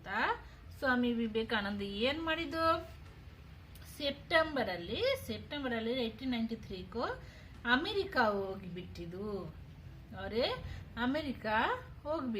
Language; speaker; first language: Kannada; non-native, local second language; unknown